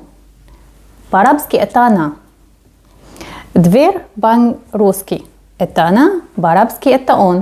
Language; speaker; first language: Russian; non-native, fluent; Arabic